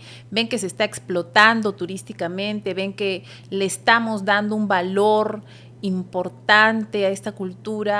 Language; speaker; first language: Spanish; native; Spanish